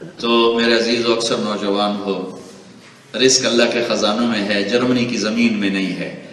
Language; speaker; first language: Urdu; non-native, local second language; Punjabi